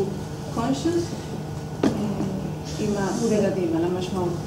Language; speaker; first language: Hebrew; non-native, fluent; Spanish